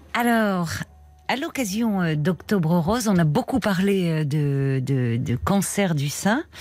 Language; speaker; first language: French; native; French